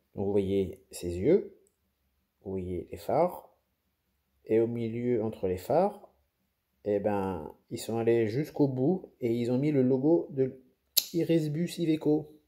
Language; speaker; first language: French; native; French